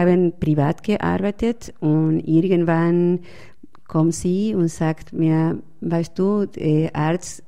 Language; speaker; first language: German; non-native, fluent; Spanish